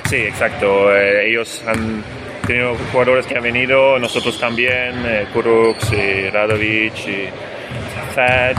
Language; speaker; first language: Spanish; non-native, fluent; Swedish